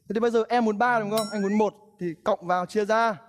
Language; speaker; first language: Vietnamese; native; Vietnamese